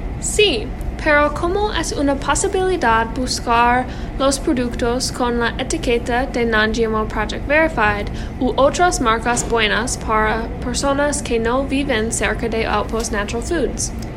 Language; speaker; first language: Spanish; non-native, learner; English